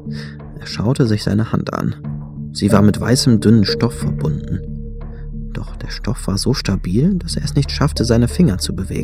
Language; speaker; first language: German; native; German